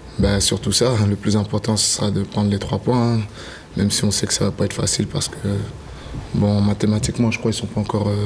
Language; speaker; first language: French; native; French